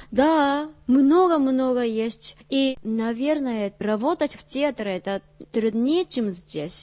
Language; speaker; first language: Russian; non-native, learner; Japanese